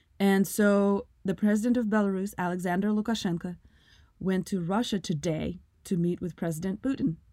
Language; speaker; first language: English; non-native, fluent; Russian